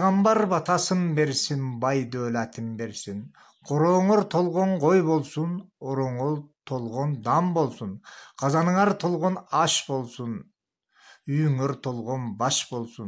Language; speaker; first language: Kyrgyz; native; Kyrgyz